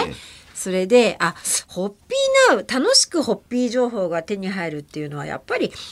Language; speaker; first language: Japanese; native; Japanese